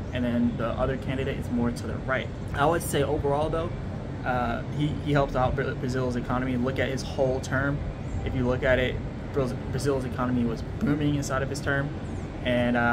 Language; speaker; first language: English; native; English